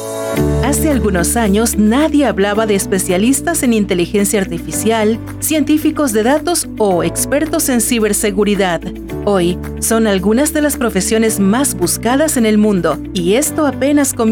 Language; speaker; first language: Spanish; native; Spanish